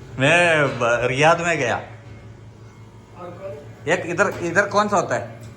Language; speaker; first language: Hindi; non-native, local second language; Malayalam